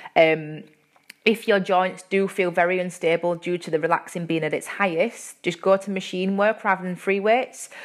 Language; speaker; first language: English; native; English